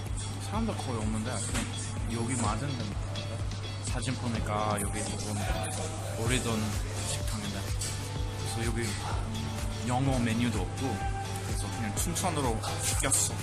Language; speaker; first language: Korean; non-native, fluent; English